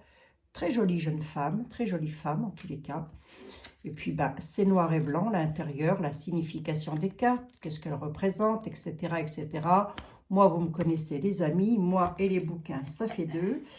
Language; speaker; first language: French; native; French